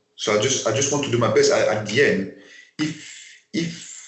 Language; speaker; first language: English; non-native, fluent; French